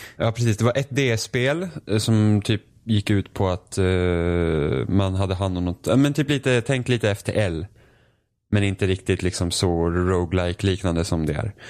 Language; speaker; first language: Swedish; native; Swedish